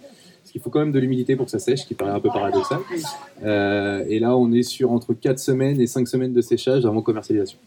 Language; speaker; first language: French; native; French